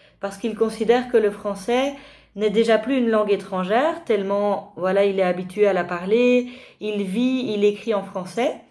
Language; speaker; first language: French; native; French